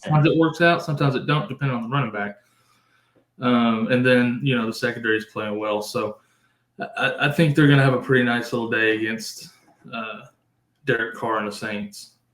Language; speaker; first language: English; native; English